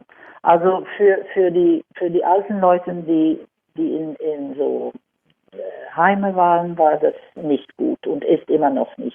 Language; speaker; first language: German; non-native, fluent; Swedish